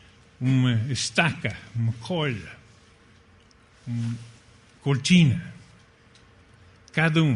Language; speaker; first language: Portuguese; non-native, fluent; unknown